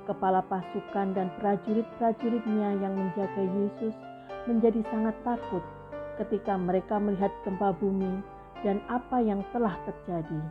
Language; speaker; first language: Indonesian; native; Indonesian